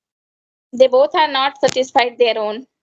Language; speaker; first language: English; non-native, learner; Hindi